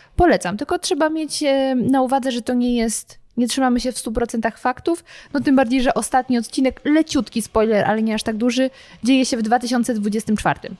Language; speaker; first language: Polish; native; Polish